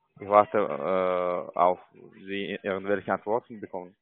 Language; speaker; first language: German; non-native, learner; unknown